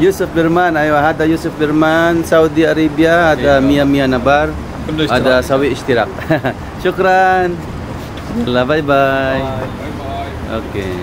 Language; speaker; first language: Arabic; non-native, learner; Filipino